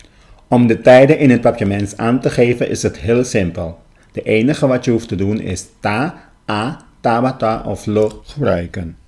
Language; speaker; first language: Dutch; non-native, local second language; Papiamento